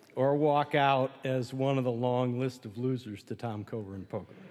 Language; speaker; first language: English; native; English